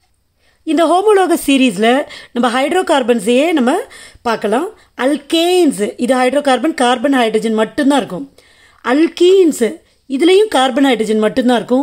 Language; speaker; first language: Tamil; native; Tamil